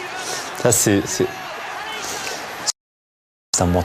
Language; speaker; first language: French; non-native, local second language; Arabic